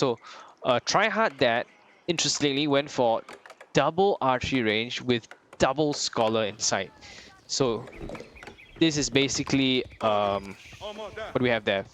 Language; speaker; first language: English; native; English